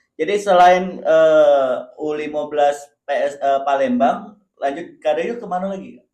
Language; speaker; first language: Indonesian; native; Indonesian